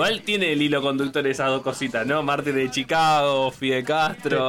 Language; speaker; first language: Spanish; native; Spanish